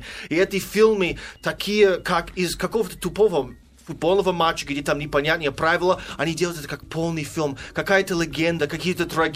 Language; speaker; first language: Russian; non-native, fluent; English